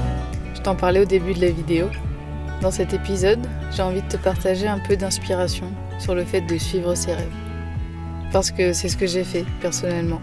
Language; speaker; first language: French; native; French